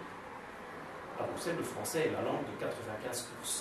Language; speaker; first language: French; native; French